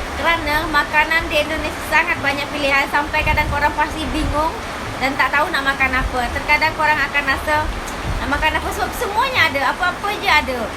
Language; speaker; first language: Malay; native; Malay